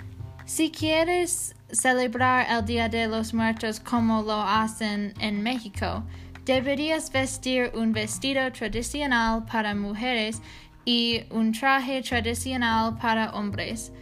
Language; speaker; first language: Spanish; non-native, learner; English